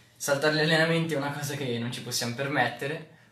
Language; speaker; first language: Italian; native; Italian